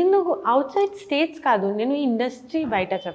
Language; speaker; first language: Telugu; non-native, fluent; Bangla